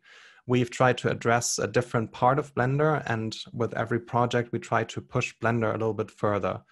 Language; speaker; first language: English; non-native, fluent; German